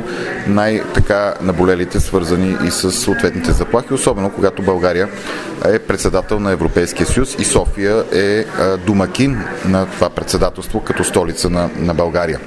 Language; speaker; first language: Bulgarian; native; Bulgarian